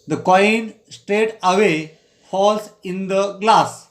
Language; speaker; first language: English; non-native, local second language; Marathi